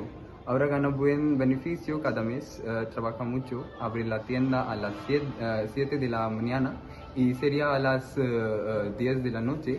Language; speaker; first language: Spanish; non-native, learner; Hindi